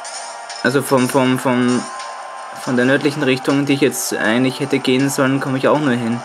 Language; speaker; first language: German; native; German